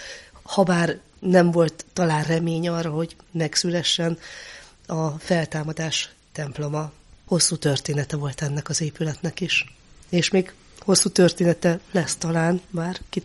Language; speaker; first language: Hungarian; native; Hungarian